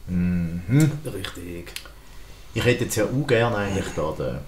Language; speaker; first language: German; native; German